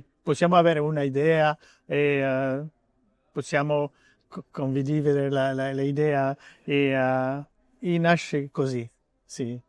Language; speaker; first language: Italian; non-native, learner; French